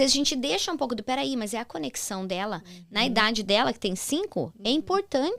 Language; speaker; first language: Portuguese; native; Portuguese